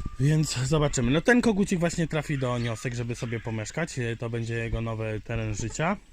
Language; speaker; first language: Polish; native; Polish